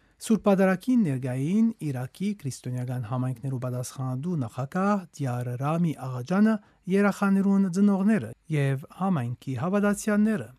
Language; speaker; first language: Armenian; native; Armenian